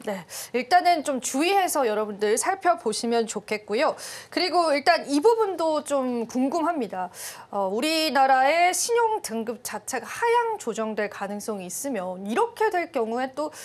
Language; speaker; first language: Korean; native; Korean